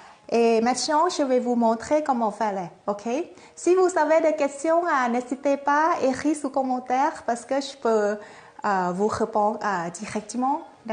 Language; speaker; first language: French; non-native, fluent; Thai